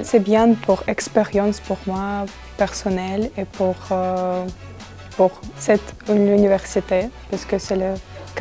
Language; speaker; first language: French; non-native, learner; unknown